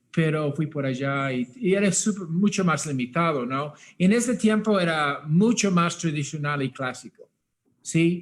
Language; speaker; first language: Spanish; early bilingual, heritage; English